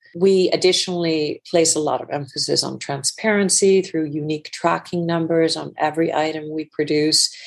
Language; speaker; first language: English; non-native, fluent; Icelandic